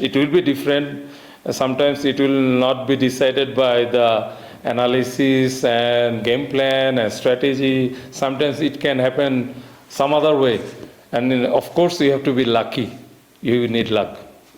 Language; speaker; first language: English; non-native, local second language; Bangla